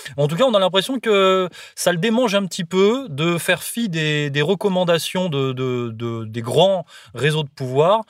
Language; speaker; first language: French; native; French